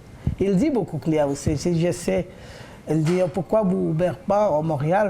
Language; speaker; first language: French; non-native, learner; Bangla